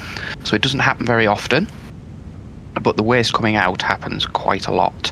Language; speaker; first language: English; native; English